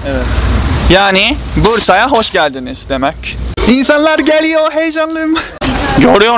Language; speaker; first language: Turkish; non-native, learner; Japanese